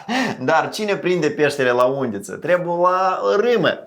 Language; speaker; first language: Romanian; native; Romanian